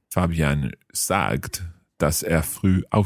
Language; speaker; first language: German; non-native, learner; English